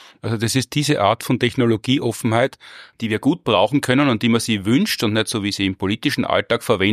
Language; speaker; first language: German; native; German